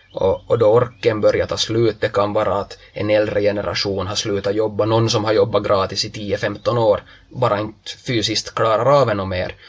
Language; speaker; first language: Swedish; native; Swedish